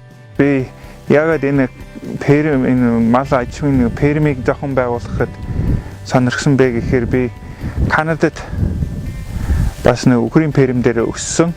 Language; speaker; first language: Mongolian; non-native, fluent; English